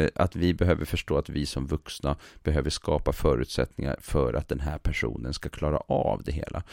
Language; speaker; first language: Swedish; native; Swedish